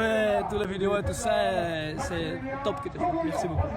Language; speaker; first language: French; non-native, learner; Dutch